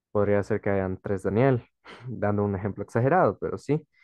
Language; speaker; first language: Spanish; native; Spanish